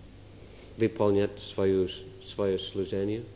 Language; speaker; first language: Russian; non-native, fluent; English